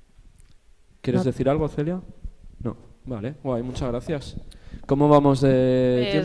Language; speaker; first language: Spanish; native; Spanish